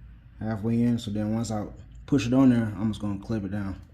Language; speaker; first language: English; native; English